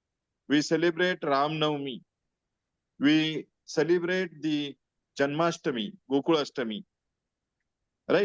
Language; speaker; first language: English; non-native, local second language; Marathi